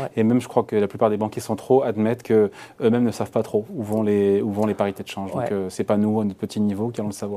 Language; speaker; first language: French; native; French